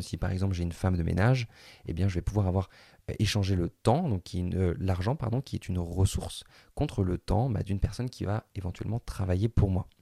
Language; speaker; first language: French; native; French